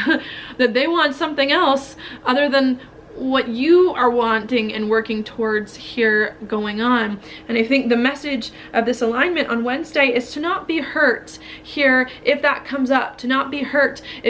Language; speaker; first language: English; native; English